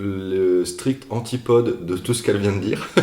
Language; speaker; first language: French; native; French